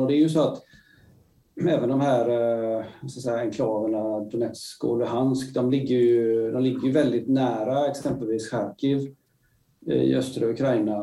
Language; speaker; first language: Swedish; native; Swedish